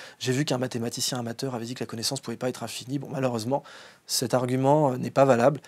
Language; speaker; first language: French; native; French